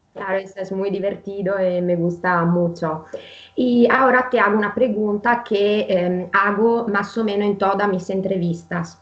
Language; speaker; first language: Spanish; non-native, fluent; Italian